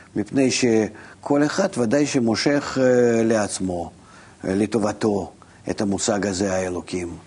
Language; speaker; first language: Hebrew; non-native, fluent; Russian